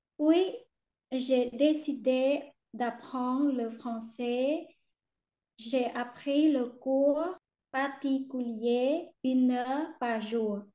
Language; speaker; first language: French; non-native, learner; Khmer